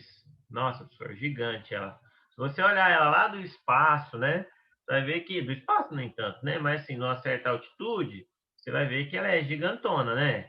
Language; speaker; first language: Portuguese; native; Portuguese